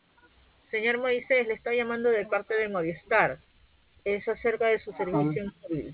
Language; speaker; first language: Spanish; native; Spanish